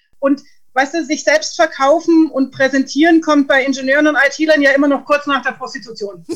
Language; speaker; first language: German; native; German